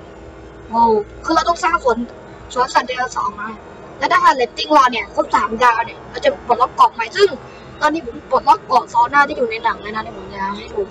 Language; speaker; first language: Thai; native; Thai